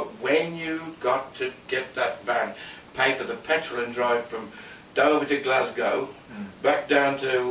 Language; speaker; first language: English; native; English